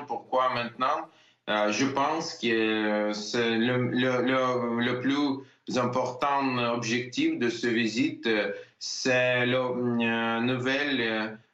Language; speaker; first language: French; non-native, learner; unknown